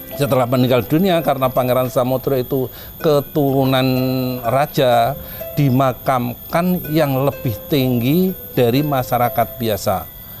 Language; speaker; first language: Indonesian; non-native, local second language; Javanese